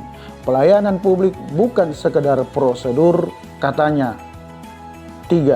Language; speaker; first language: Indonesian; native; Indonesian